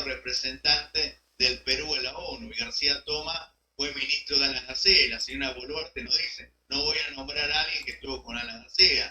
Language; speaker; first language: Spanish; native; Spanish